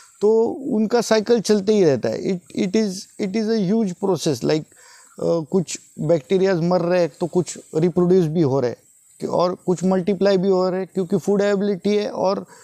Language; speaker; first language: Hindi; non-native, local second language; Marathi